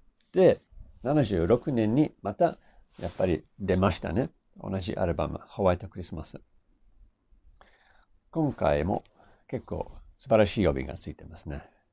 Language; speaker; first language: Japanese; non-native, fluent; English